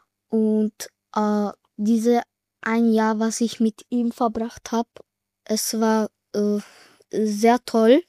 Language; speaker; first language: German; early bilingual, other home language; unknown